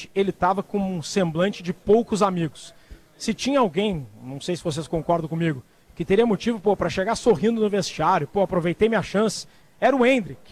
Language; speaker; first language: Portuguese; native; Portuguese